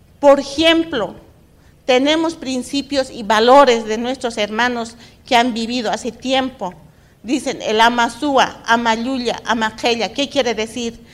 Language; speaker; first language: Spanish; non-native, local second language; Aymara